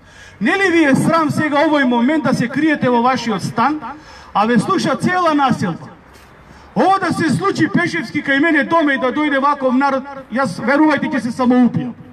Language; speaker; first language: Macedonian; native; Macedonian